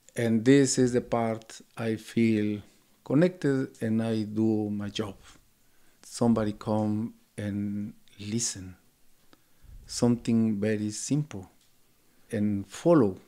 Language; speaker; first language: English; non-native, learner; Spanish